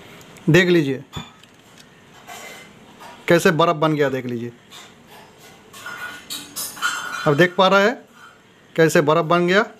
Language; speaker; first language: Hindi; non-native, local second language; Bangla